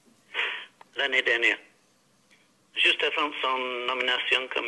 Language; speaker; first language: French; non-native, fluent; English